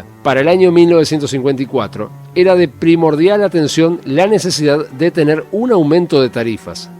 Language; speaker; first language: Spanish; native; Spanish